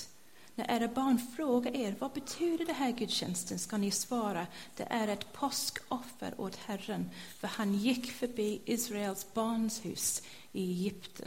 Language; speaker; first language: Swedish; non-native, fluent; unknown